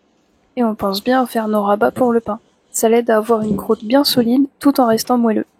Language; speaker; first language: French; native; French